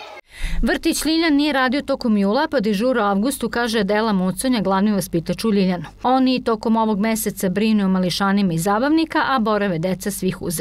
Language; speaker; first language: Serbian; native; Serbian